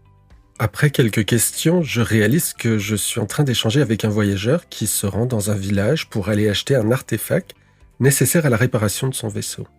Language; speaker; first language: French; native; French